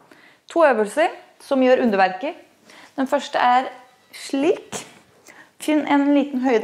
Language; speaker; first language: Norwegian; native; Norwegian